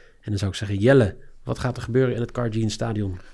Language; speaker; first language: Dutch; native; Dutch